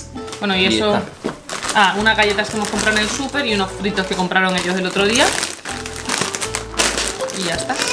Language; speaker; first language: Spanish; native; Spanish